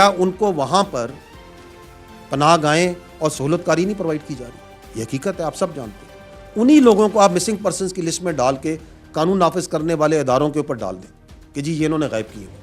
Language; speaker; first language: Urdu; native; Urdu